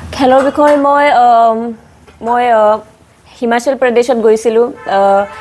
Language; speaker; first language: Assamese; native; Assamese